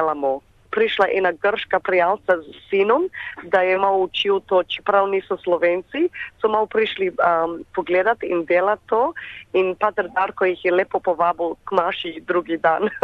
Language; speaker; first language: Slovenian; early bilingual, heritage; Slovenian